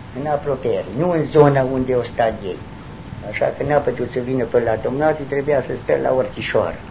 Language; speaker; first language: Romanian; non-native, local second language; German